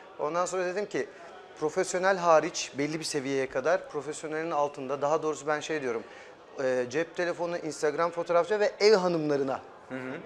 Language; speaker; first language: Turkish; early bilingual, heritage; German